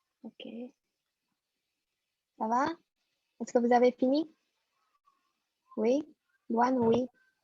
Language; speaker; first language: French; non-native, fluent; Chinese